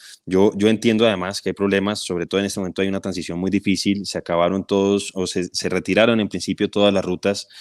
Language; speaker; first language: Spanish; native; Spanish